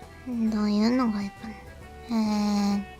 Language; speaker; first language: Japanese; native; Japanese